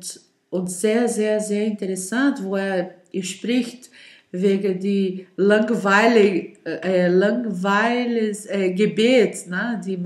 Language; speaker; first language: German; non-native, learner; Portuguese